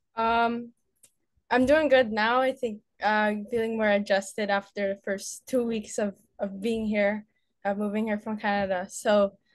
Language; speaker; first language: English; native; English